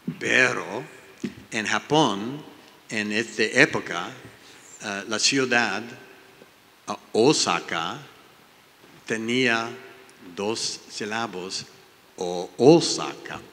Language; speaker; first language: Spanish; non-native, learner; English